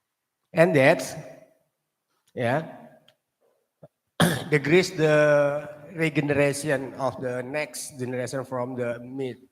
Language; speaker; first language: English; non-native, learner; Indonesian